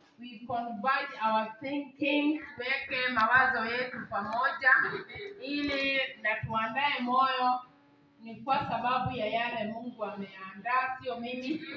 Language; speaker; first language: Swahili; non-native, local second language; Kikuyu